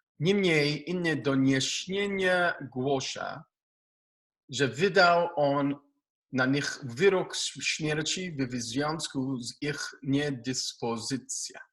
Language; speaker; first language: Polish; non-native, learner; Hebrew